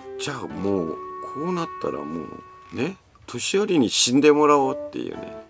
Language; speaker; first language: Japanese; native; Japanese